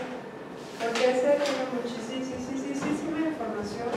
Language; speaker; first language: Spanish; native; Spanish